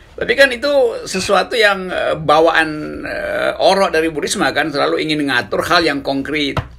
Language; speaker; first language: Indonesian; native; Indonesian